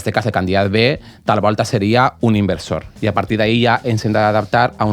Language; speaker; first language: Catalan; native; Catalan